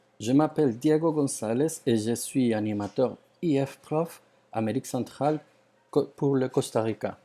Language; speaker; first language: French; non-native, fluent; Spanish